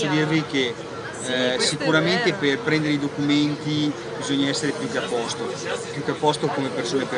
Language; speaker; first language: Italian; native; Italian